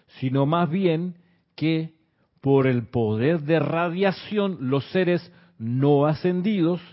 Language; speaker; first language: Spanish; native; Spanish